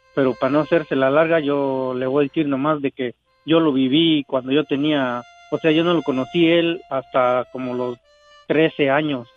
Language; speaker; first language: Spanish; native; Spanish